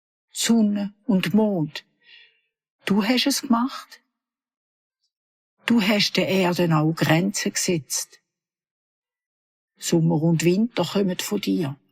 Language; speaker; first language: German; native; German